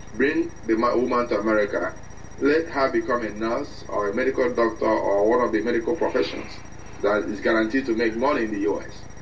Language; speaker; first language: English; non-native, local second language; Igbo